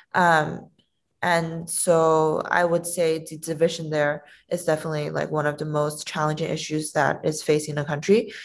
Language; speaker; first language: English; non-native, fluent; Chinese